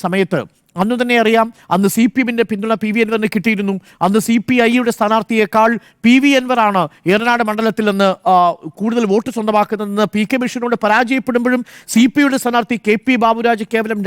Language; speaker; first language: Malayalam; native; Malayalam